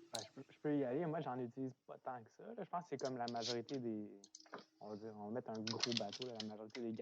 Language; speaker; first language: French; native; French